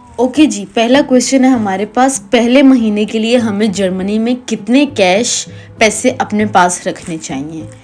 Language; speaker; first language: Urdu; native; Urdu